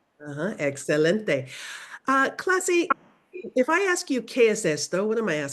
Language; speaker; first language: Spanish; non-native, fluent; English